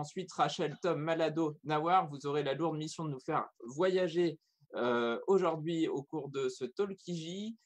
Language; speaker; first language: French; native; French